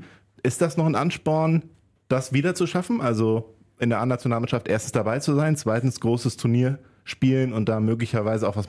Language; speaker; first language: German; native; German